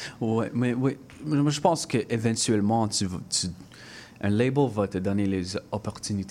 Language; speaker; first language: French; non-native, local second language; English